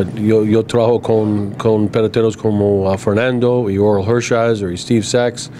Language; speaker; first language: Spanish; non-native, learner; English